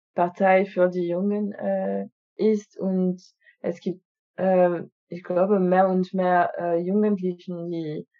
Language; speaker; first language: German; non-native, fluent; French